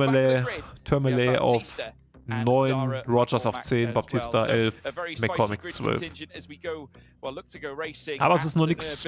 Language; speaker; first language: German; native; German